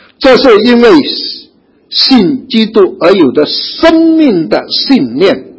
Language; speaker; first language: Chinese; native; Chinese